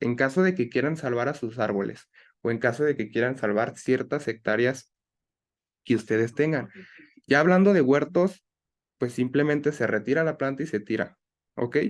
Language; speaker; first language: Spanish; native; Spanish